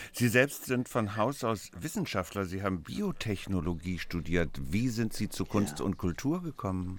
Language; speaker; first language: German; native; German